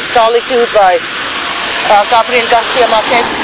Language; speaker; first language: English; non-native, fluent; German